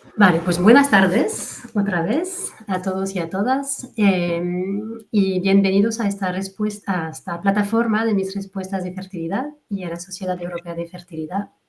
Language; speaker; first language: Spanish; non-native, fluent; French